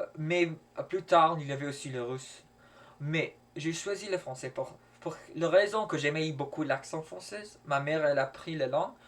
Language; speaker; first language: French; non-native, learner; English